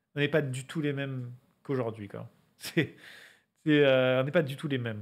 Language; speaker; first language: French; native; French